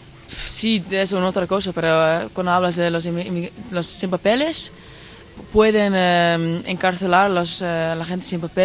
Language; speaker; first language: Spanish; non-native, fluent; Dutch